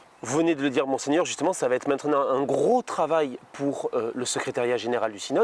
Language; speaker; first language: French; native; French